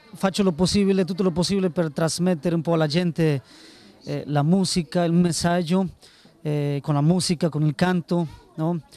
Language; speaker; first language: Italian; non-native, learner; Spanish